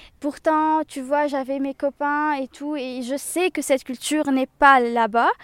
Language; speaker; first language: French; non-native, local second language; Arabic